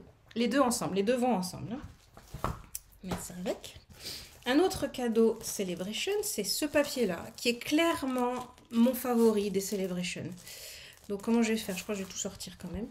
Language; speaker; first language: French; native; French